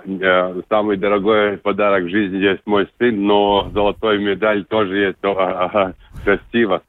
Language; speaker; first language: Russian; non-native, local second language; Latvian